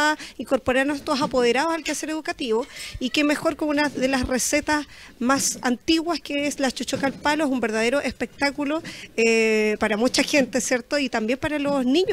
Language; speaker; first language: Spanish; native; Spanish